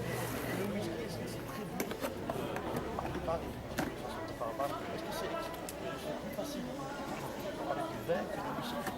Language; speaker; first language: French; native; French